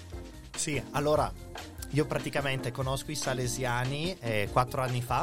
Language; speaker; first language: Italian; native; Italian